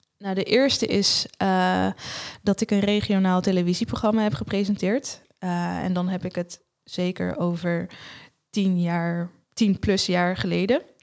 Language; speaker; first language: Dutch; early bilingual, other home language; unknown